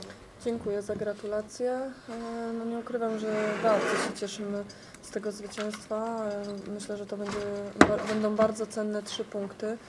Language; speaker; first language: Polish; native; Polish